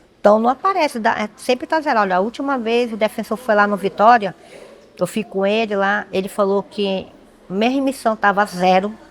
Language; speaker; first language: Portuguese; native; Portuguese